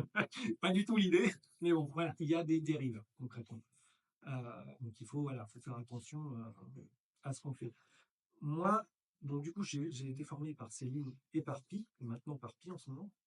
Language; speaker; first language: French; native; French